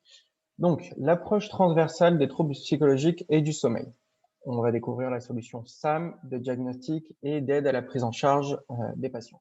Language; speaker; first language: French; native; French